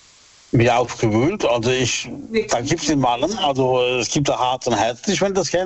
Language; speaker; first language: German; native; German